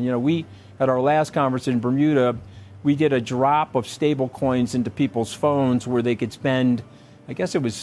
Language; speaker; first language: English; native; English